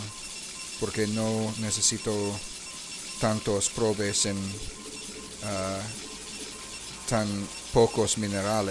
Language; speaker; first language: Spanish; non-native, learner; English